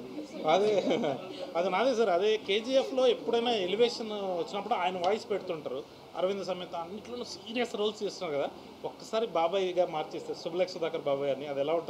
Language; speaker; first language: Telugu; native; Telugu